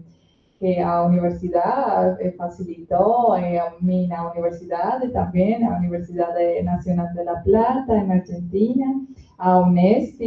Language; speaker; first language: Portuguese; non-native, learner; Spanish